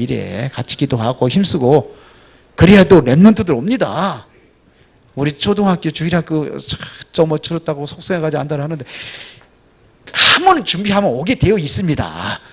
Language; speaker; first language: Korean; native; Korean